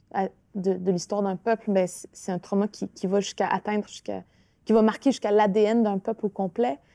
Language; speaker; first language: French; non-native, local second language; Innu-aimun